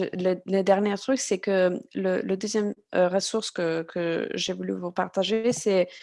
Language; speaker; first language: French; non-native, fluent; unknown